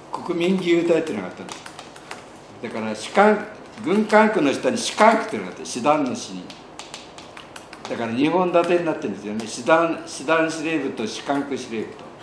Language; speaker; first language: Japanese; native; Japanese